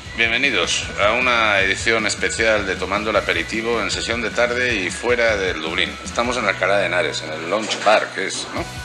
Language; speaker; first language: Spanish; native; Spanish